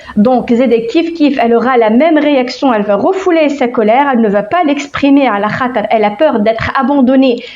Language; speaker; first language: French; non-native, local second language; Arabic